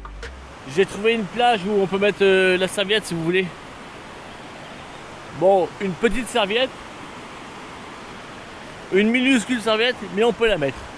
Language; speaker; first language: French; native; French